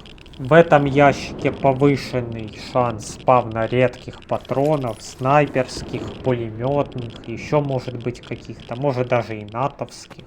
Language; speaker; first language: Russian; native; Russian